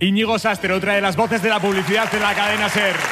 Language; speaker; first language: Spanish; native; Spanish